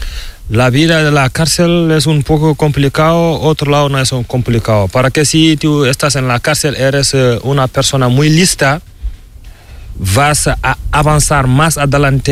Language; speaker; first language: Spanish; non-native, learner; Fula